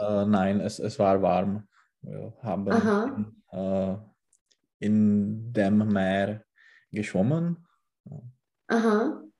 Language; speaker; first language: German; non-native, learner; Czech